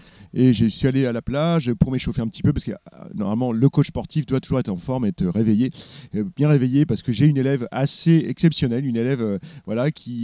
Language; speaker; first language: French; native; French